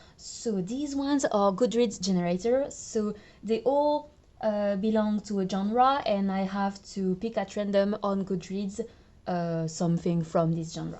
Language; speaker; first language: English; non-native, fluent; French